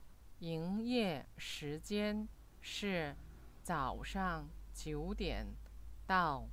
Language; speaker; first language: Chinese; non-native, fluent; Korean